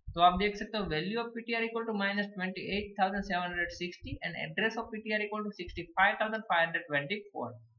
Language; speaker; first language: Hindi; non-native, local second language; Gujarati